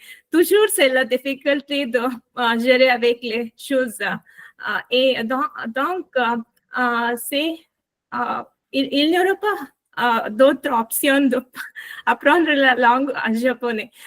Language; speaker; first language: French; non-native, learner; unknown